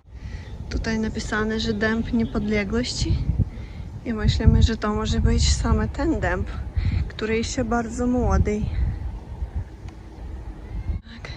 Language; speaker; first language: Polish; non-native, learner; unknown